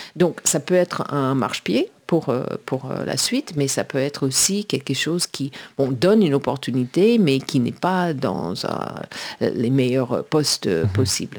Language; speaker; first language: French; native; French